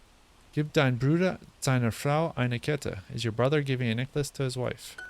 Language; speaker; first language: German; non-native, learner; English